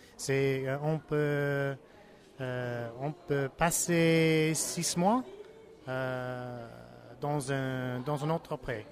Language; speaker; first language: French; non-native, learner; English